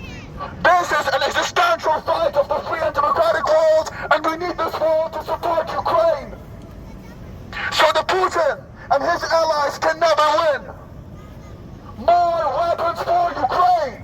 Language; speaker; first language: English; non-native, fluent; Ukrainian